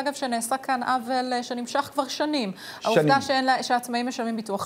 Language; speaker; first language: Hebrew; native; Hebrew